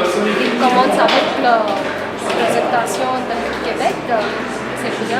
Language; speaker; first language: French; non-native, fluent; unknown